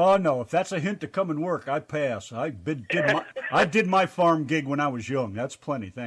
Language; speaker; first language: English; native; English